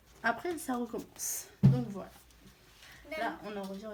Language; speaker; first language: French; native; French